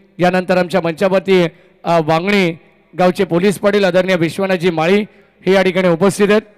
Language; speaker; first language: Marathi; native; Marathi